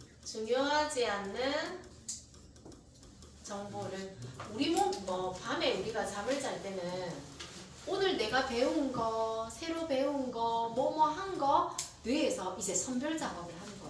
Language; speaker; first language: Korean; native; Korean